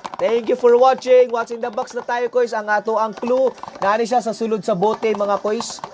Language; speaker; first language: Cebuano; native; Cebuano